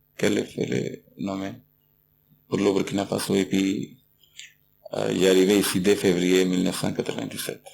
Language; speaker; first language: French; non-native, learner; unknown